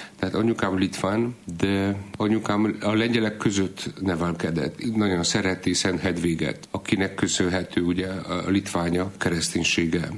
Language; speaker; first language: Hungarian; non-native, fluent; Polish